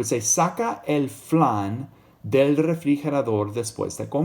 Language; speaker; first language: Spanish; non-native, fluent; English